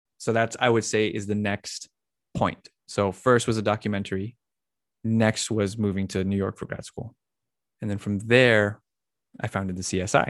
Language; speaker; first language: English; native; English